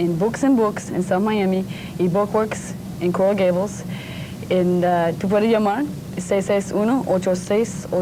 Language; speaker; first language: Spanish; non-native, learner; English